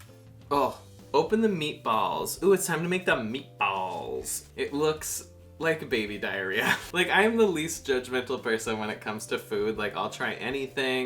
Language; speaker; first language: English; native; English